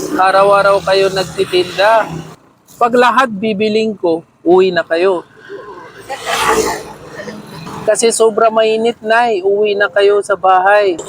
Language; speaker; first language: Filipino; non-native, learner; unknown